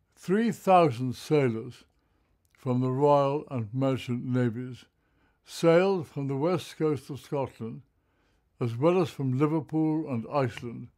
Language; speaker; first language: English; native; English